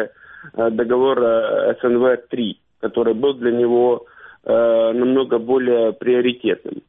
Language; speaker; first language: Russian; native; Russian